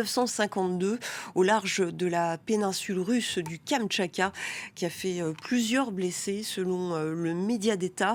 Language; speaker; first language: French; native; French